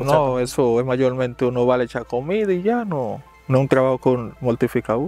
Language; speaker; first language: Spanish; native; Spanish